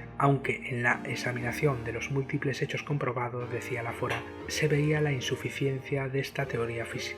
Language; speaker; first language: Spanish; native; Spanish